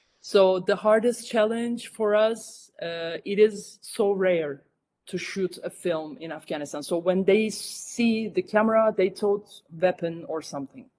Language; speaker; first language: English; non-native, fluent; Turkish